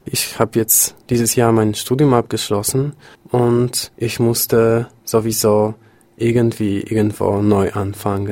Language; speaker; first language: German; non-native, fluent; Polish